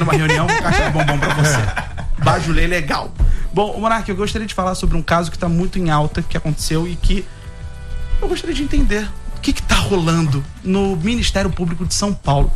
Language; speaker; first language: Portuguese; native; Portuguese